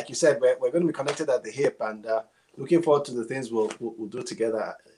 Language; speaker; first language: English; non-native, local second language; Yoruba